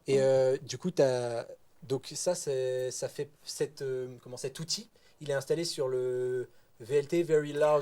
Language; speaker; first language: French; native; French